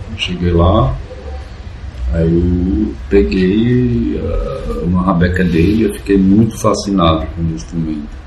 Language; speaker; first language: Portuguese; non-native, fluent; German